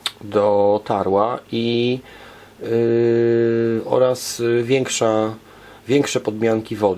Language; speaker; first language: Polish; native; Polish